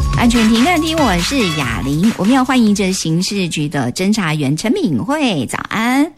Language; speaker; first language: Chinese; native; Chinese